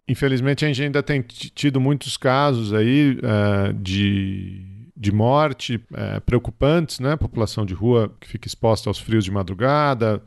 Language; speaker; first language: Portuguese; native; Portuguese